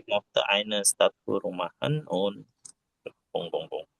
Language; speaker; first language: German; non-native, learner; Indonesian